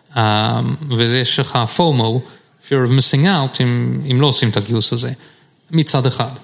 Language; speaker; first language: Hebrew; early bilingual, heritage; Hebrew